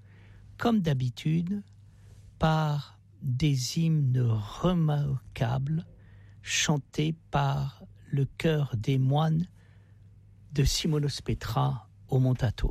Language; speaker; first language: French; native; French